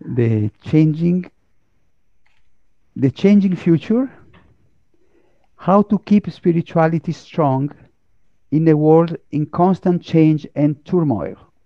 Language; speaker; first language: English; non-native, fluent; Italian